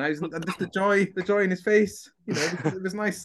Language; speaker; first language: English; native; English